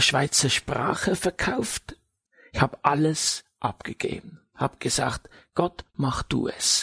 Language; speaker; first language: German; native; German